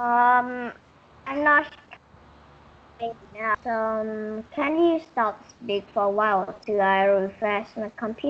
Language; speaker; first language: English; non-native, learner; Vietnamese